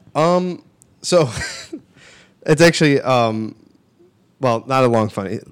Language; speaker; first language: English; native; English